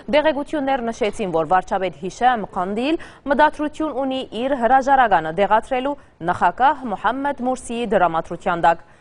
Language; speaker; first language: Armenian; early bilingual, heritage; Armenian